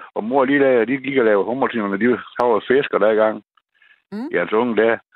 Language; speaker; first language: Danish; native; Danish